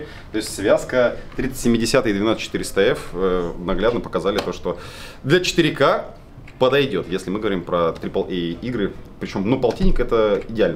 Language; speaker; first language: Russian; native; Russian